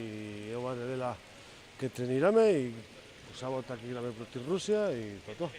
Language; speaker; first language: Macedonian; non-native, fluent; Spanish